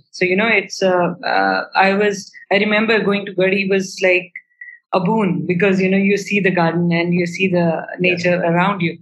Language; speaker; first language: English; non-native, local second language; Hindi